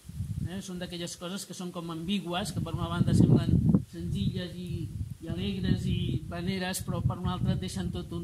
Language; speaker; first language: Catalan; native; Catalan